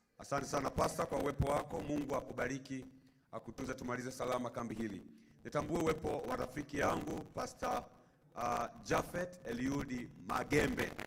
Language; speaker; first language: Swahili; native; Swahili